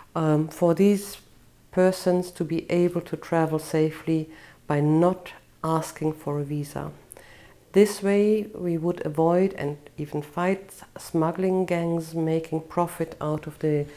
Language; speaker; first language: English; non-native, fluent; German